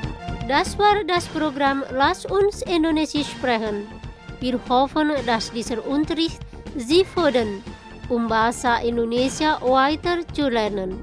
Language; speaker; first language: German; non-native, fluent; Indonesian